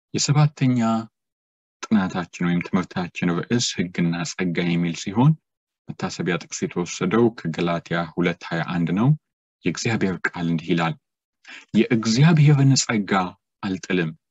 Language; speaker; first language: Amharic; non-native, local second language; Sidamo